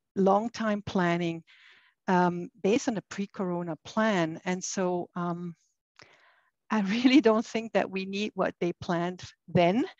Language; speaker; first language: English; non-native, fluent; German